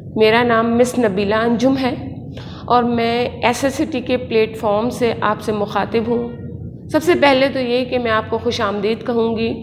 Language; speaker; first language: Urdu; native; Urdu